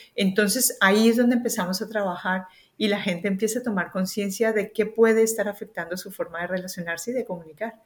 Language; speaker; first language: Spanish; native; Spanish